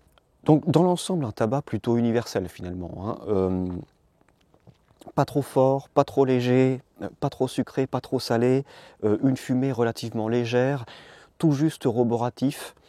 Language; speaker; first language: French; native; French